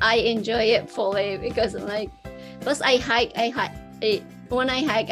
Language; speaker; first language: English; non-native, local second language; Filipino